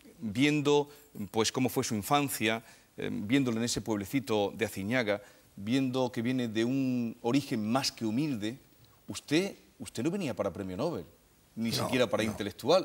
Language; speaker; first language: Spanish; native; Spanish